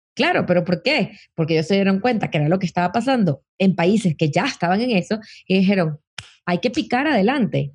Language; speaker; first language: Spanish; native; Spanish